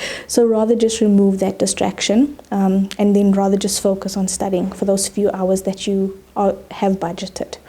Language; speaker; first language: English; native; English